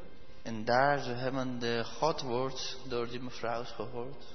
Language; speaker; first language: Dutch; non-native, learner; Persian